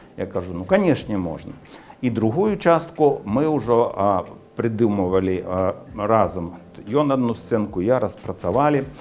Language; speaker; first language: Belarusian; native; Belarusian